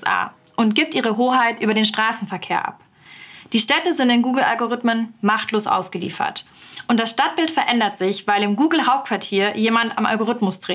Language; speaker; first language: German; native; German